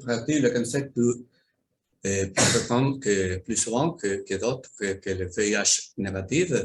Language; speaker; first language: French; non-native, learner; Spanish